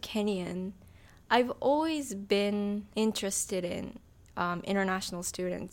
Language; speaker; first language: English; non-native, fluent; Japanese